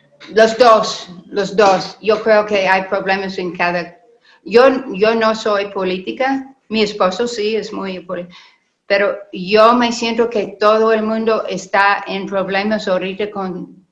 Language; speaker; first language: Spanish; non-native, learner; English